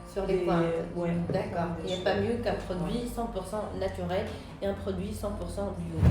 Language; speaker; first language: French; non-native, local second language; Arabic